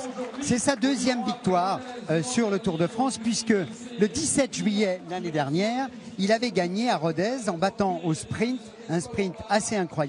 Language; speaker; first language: French; native; French